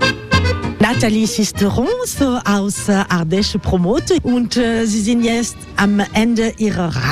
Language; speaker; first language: German; non-native, fluent; French